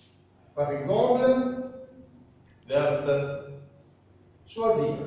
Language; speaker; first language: French; non-native, fluent; Arabic